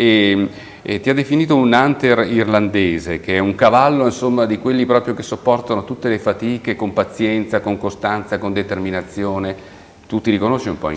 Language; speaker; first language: Italian; native; Italian